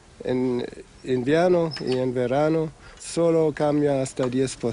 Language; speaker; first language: Spanish; non-native, fluent; German